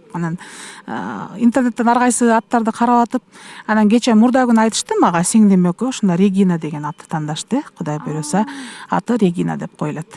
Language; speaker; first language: Kyrgyz; native; Kyrgyz